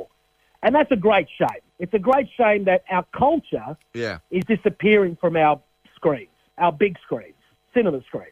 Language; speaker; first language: English; native; English